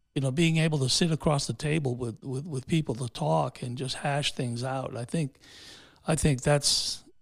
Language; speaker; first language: English; early bilingual, other home language; Spanish